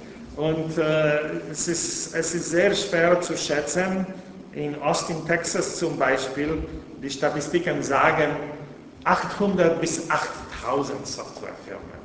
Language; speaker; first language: German; non-native, fluent; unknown